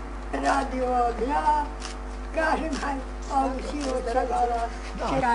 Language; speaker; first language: Romanian; non-native, local second language; Hungarian